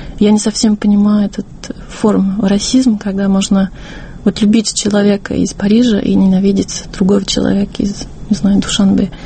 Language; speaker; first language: Russian; non-native, fluent; French